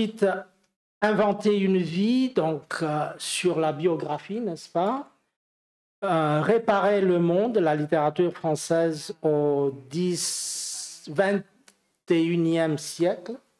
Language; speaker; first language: French; non-native, fluent; Romanian